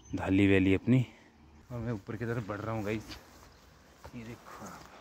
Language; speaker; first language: Hindi; native; Hindi